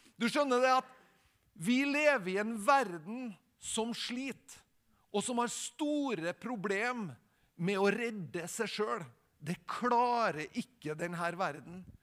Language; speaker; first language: Norwegian; native; Norwegian